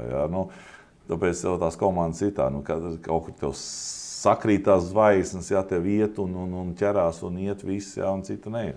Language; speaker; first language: Latvian; native; Latvian